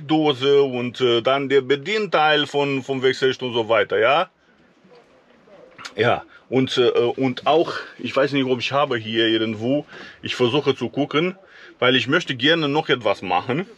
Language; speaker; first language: German; non-native, fluent; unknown